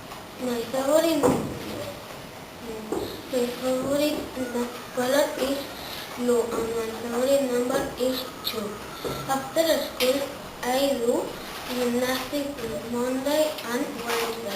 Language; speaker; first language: English; non-native, learner; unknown